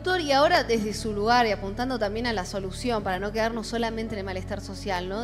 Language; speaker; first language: Spanish; native; Spanish